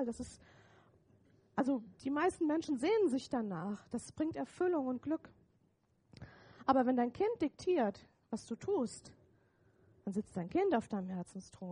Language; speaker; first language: German; native; German